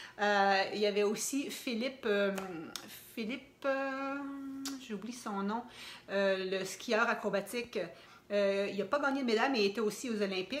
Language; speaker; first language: French; native; French